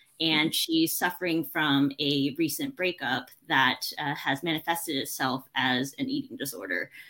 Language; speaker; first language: English; early bilingual, other home language; Chinese